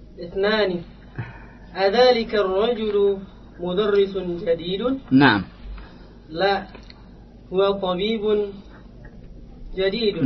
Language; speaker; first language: Arabic; non-native, learner; Indonesian